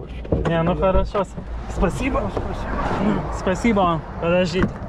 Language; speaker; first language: Russian; non-native, learner; Lithuanian